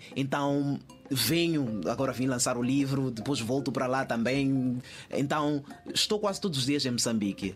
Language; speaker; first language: Portuguese; native; Portuguese